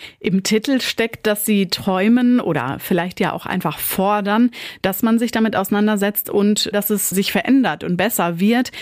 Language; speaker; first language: German; native; German